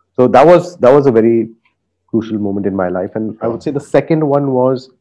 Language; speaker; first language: English; non-native, local second language; Hindi